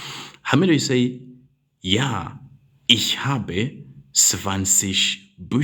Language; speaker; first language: German; non-native, learner; English